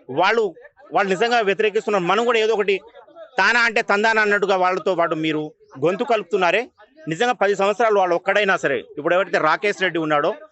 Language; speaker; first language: Telugu; native; Telugu